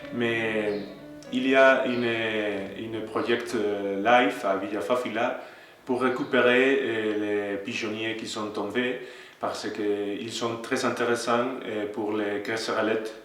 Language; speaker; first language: French; non-native, learner; Spanish